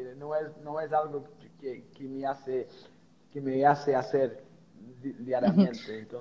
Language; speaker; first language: Spanish; non-native, fluent; Portuguese